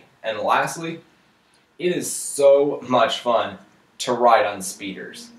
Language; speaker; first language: English; native; English